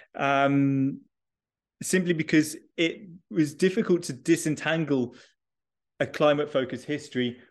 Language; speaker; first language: English; native; English